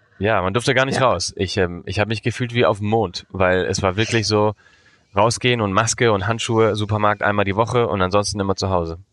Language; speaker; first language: German; early bilingual, heritage; Spanish